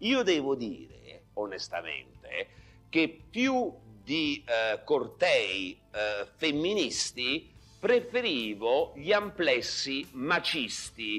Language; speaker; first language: Italian; native; Italian